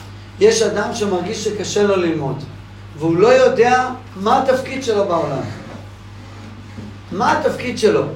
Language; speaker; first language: Hebrew; non-native, fluent; English